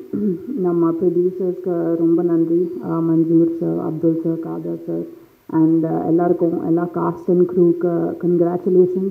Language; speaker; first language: Tamil; non-native, fluent; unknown